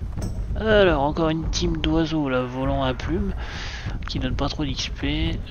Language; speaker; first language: French; native; French